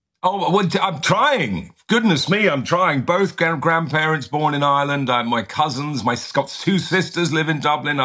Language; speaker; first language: English; native; English